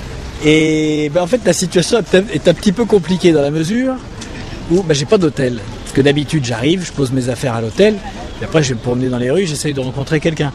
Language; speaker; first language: French; native; French